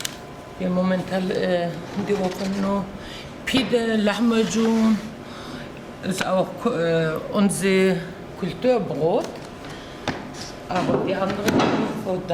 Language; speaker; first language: German; non-native, learner; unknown